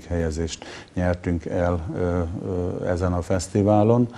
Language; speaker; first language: Hungarian; native; Hungarian